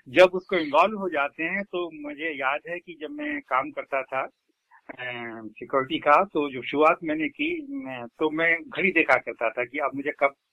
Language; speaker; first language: Hindi; native; Hindi